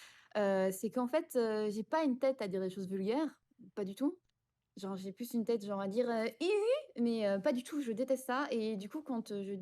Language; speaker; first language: French; native; French